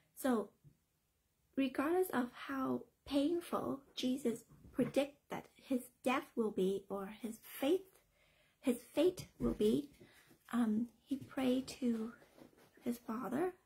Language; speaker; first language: English; early bilingual, other home language; Vietnamese